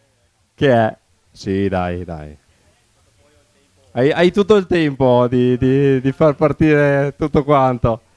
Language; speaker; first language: Italian; native; Italian